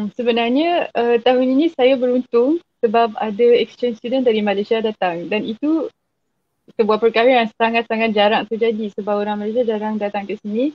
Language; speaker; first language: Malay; non-native, fluent; French